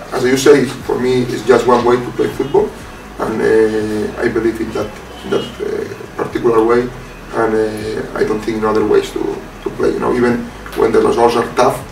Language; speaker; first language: English; non-native, fluent; Spanish